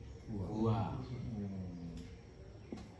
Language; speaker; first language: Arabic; non-native, fluent; Indonesian